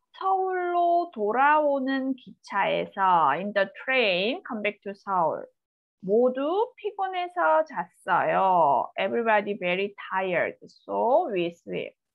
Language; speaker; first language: Korean; native; Korean